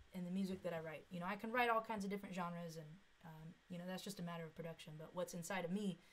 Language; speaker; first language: English; native; English